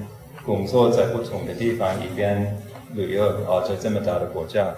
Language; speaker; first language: Chinese; non-native, fluent; English